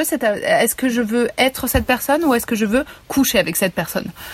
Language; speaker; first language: French; native; French